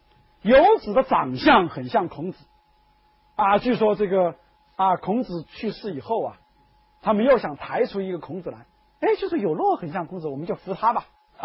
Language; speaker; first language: Chinese; native; Chinese